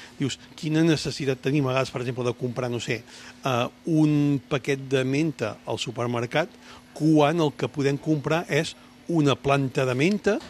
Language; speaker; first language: Catalan; native; Catalan